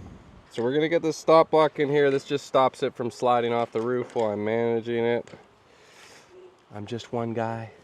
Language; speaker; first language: English; native; English